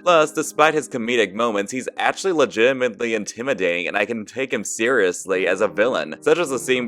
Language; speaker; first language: English; native; English